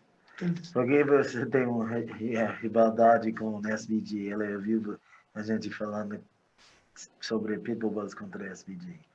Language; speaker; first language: Portuguese; non-native, learner; English